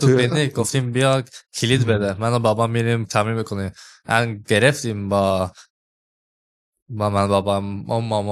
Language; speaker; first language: Persian; early bilingual, heritage; English